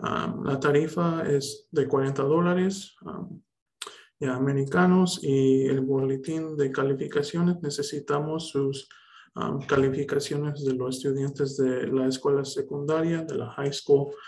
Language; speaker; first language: Spanish; early bilingual, heritage; Spanish